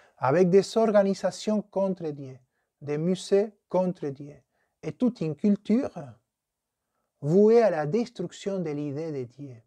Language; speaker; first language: French; non-native, fluent; Spanish